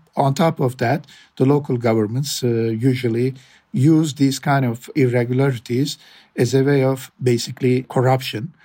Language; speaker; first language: English; non-native, fluent; Turkish